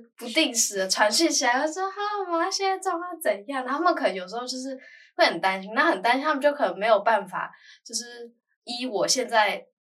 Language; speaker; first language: Chinese; native; Chinese